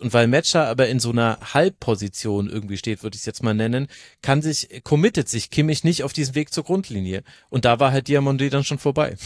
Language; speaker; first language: German; native; German